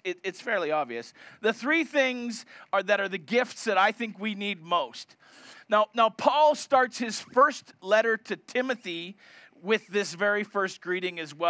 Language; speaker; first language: English; native; English